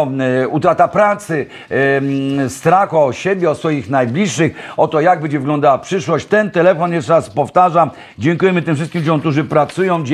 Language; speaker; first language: Polish; native; Polish